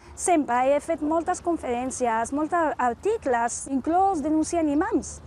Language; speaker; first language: Catalan; non-native, fluent; Arabic